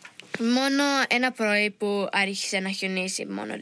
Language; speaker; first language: Greek; early bilingual, heritage; English